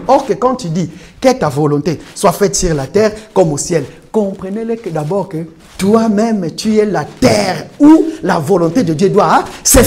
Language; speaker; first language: French; non-native, local second language; Lingala